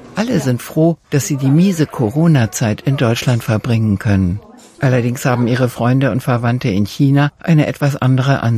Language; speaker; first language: German; native; German